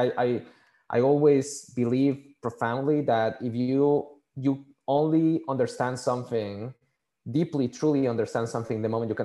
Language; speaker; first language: English; non-native, fluent; Spanish